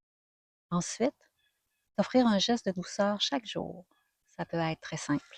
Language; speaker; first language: French; native; French